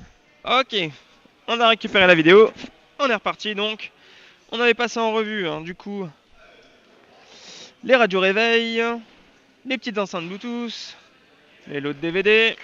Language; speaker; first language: French; native; French